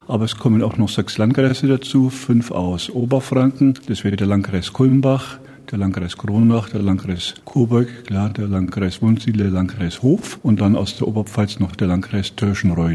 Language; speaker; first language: German; native; German